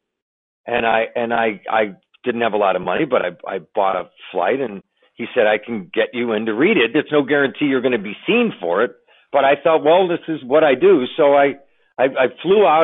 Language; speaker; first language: English; native; English